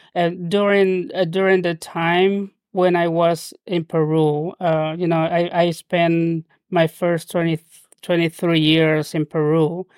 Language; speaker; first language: English; non-native, fluent; Spanish